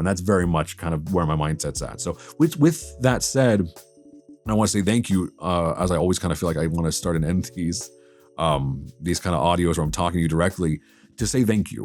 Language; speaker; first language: English; native; English